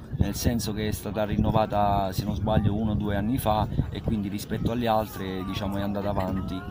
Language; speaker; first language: Italian; native; Italian